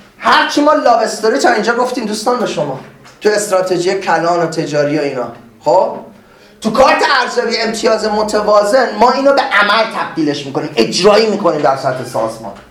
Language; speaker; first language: Persian; native; Persian